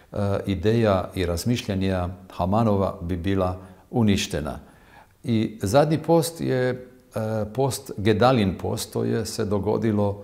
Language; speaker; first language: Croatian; non-native, fluent; Hebrew